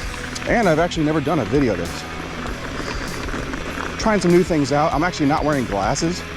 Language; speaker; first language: English; native; English